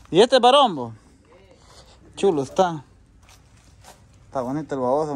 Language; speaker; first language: Spanish; native; Spanish